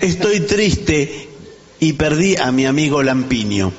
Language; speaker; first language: Spanish; native; Spanish